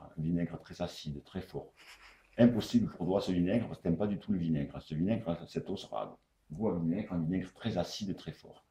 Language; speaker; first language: French; native; French